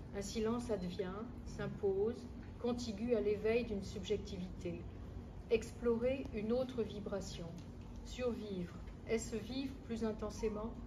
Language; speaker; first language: French; native; French